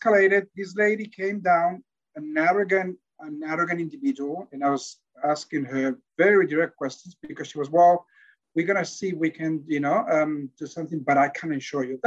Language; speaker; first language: English; non-native, fluent; Spanish